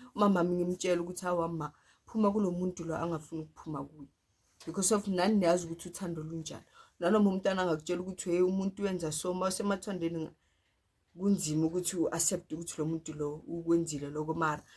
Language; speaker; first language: Zulu; non-native, local second language; Tsonga